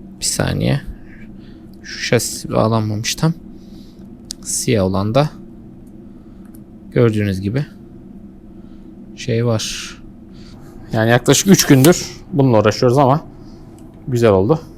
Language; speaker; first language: Turkish; native; Turkish